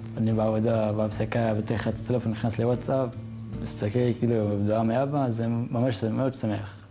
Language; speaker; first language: Hebrew; non-native, local second language; Arabic